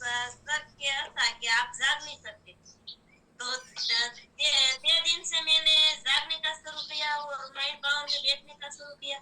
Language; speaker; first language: Hindi; non-native, local second language; Gujarati